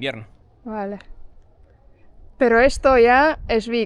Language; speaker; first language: Spanish; non-native, fluent; Portuguese